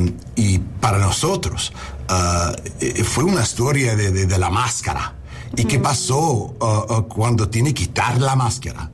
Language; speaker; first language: Spanish; non-native, learner; English